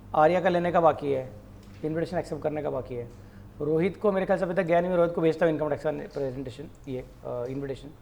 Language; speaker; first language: Hindi; non-native, local second language; Marathi